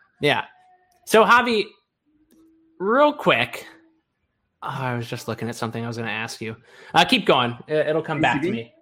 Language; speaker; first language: English; native; English